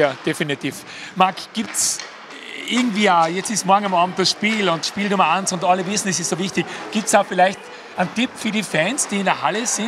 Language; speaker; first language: German; native; German